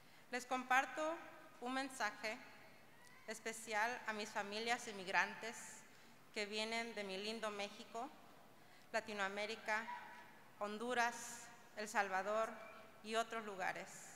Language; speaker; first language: Spanish; early bilingual, heritage; Spanish